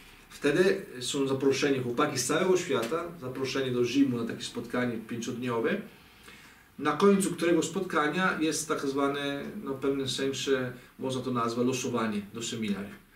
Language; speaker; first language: Polish; non-native, fluent; Italian